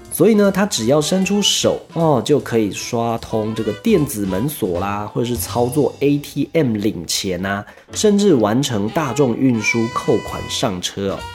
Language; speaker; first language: Chinese; native; Chinese